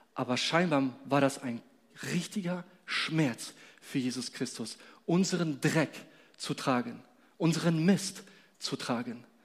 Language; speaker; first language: German; non-native, fluent; Polish